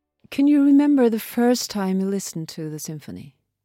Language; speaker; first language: English; non-native, fluent; Norwegian